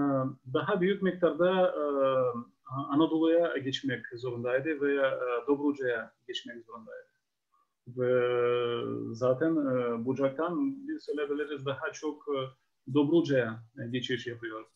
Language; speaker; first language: Turkish; non-native, fluent; Ukrainian